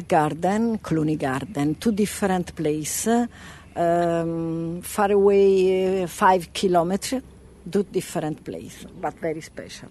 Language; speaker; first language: English; non-native, learner; Italian